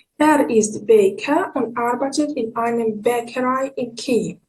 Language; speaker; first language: German; non-native, fluent; Ukrainian